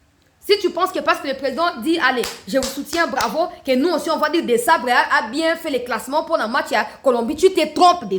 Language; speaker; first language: French; non-native, local second language; Lingala